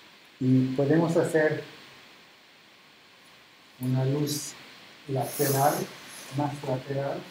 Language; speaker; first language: Spanish; non-native, fluent; Italian